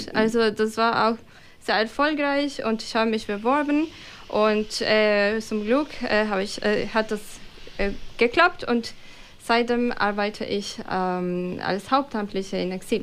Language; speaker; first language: German; non-native, fluent; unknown